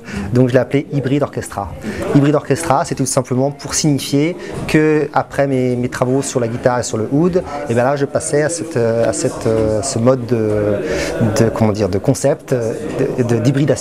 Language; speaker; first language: French; native; French